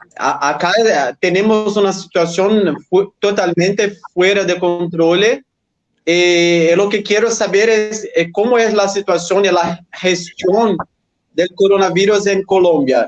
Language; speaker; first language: Spanish; non-native, fluent; Portuguese